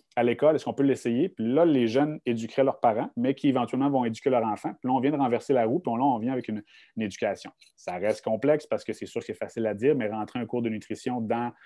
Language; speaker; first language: French; native; French